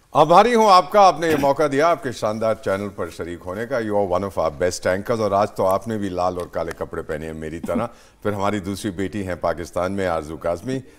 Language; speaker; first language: Hindi; native; Hindi